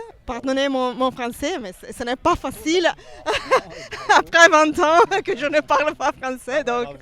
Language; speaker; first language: French; non-native, learner; Italian